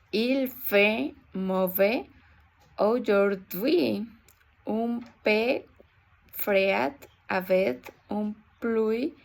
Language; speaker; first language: French; non-native, learner; Spanish